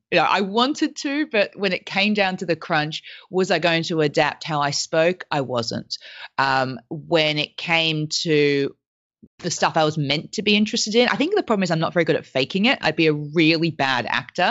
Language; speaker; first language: English; non-native, local second language; French